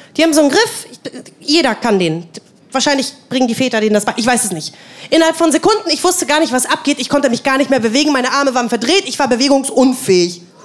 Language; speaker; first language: German; native; German